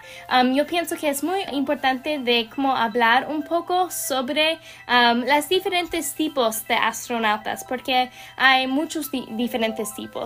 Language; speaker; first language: Spanish; non-native, learner; English